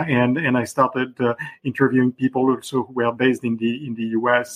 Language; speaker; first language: English; non-native, fluent; French